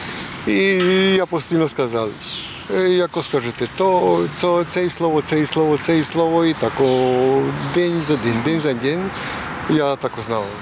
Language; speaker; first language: Ukrainian; non-native, learner; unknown